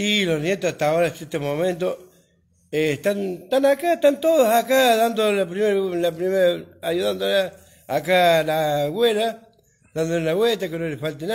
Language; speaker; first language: Spanish; native; Spanish